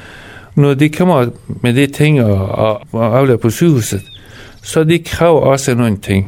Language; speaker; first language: Danish; non-native, fluent; Persian